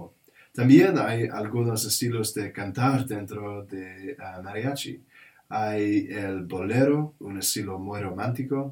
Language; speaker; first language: Spanish; non-native, learner; English